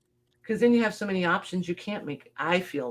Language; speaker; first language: English; native; English